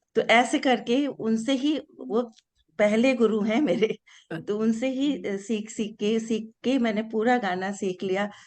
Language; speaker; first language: Hindi; non-native, local second language; Bangla